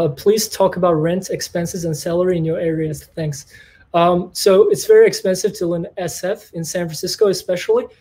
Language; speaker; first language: English; non-native, fluent; Tajik